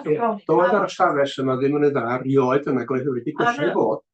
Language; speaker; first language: Welsh; native; Welsh